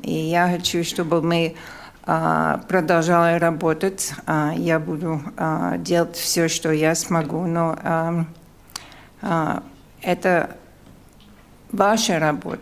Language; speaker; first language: Russian; non-native, fluent; English